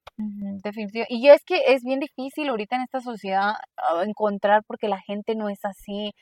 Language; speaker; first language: Spanish; early bilingual, heritage; Spanish